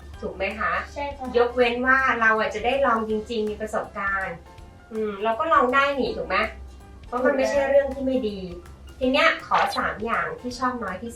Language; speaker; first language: Thai; native; Thai